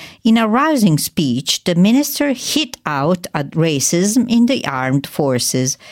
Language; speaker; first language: English; non-native, fluent; Italian